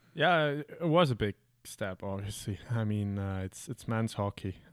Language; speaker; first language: English; non-native, fluent; German